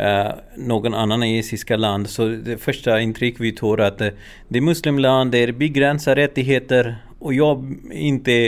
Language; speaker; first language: Swedish; non-native, learner; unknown